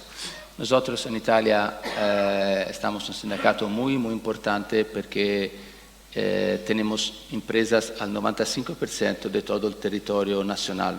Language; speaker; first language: Spanish; non-native, learner; Italian